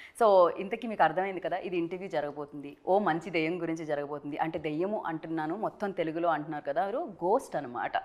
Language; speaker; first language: Telugu; native; Telugu